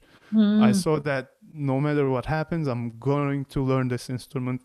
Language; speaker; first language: English; non-native, fluent; Turkish